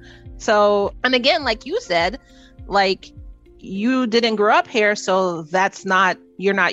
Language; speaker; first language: English; native; English